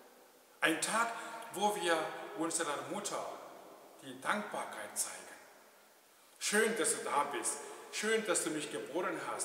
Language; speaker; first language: German; non-native, fluent; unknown